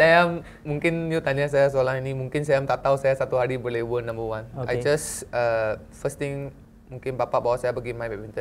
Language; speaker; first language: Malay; non-native, local second language; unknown